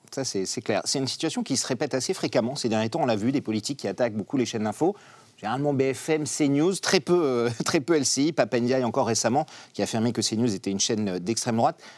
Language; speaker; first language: French; native; French